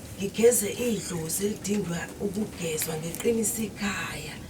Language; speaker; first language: Zulu; non-native, local second language; Southern Sotho